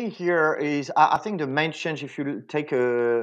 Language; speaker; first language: English; non-native, fluent; French